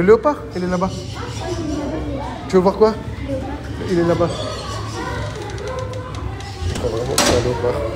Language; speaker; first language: French; native; French